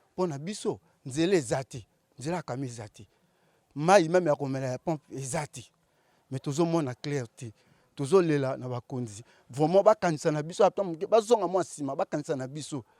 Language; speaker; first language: Lingala; native; Lingala